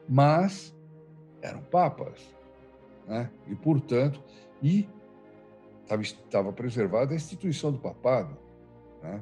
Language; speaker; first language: Portuguese; native; Portuguese